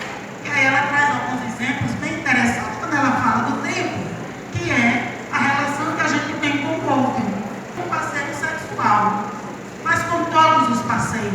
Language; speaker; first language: Portuguese; native; Portuguese